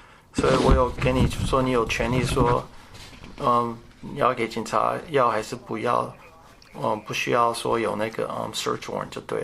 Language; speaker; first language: Chinese; early bilingual, heritage; Chinese